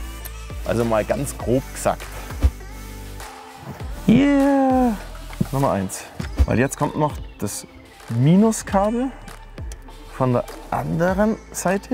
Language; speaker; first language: German; native; German